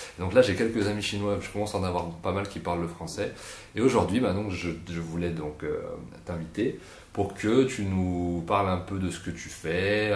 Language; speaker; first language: French; native; French